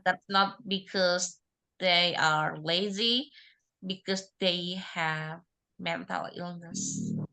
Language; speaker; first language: English; non-native, learner; Indonesian